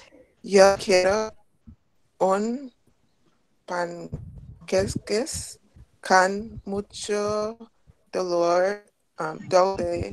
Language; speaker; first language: Spanish; non-native, learner; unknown